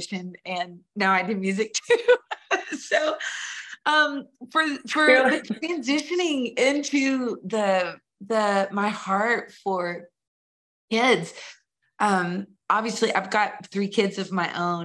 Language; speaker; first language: English; native; English